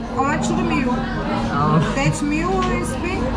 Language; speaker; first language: English; non-native, learner; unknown